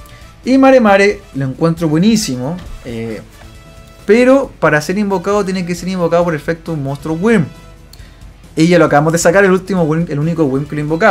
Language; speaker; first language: Spanish; native; Spanish